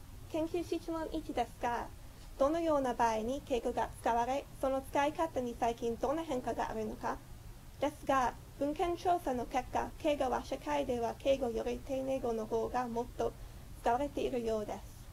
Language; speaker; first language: Japanese; non-native, fluent; English